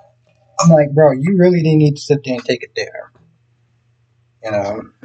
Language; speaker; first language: English; native; English